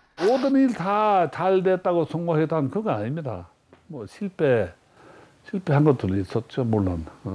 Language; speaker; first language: Korean; non-native, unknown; English